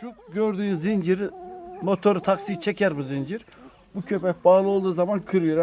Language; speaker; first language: Turkish; native; Turkish